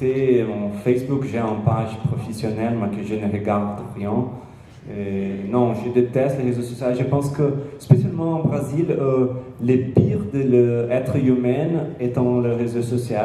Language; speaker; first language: French; non-native, learner; Portuguese